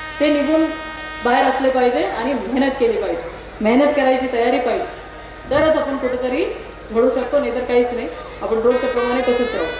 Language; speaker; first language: Marathi; non-native, fluent; Kannada